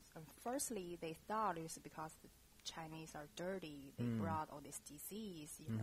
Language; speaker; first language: English; non-native, fluent; Chinese